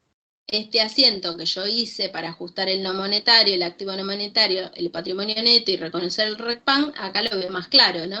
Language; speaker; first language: Spanish; native; Spanish